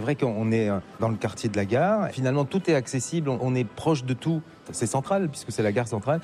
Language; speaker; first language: French; native; French